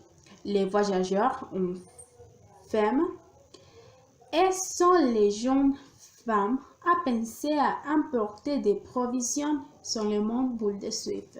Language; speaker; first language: French; non-native, learner; Spanish